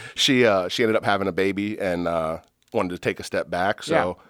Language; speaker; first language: English; native; English